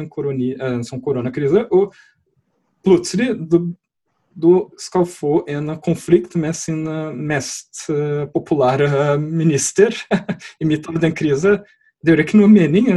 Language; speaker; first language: Norwegian; non-native, fluent; Portuguese